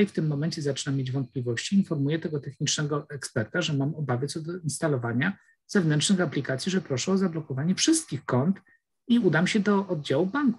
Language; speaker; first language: Polish; native; Polish